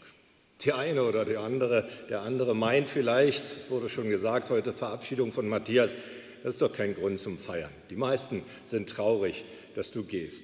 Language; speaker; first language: German; native; German